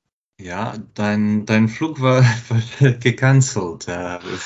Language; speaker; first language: German; non-native, fluent; English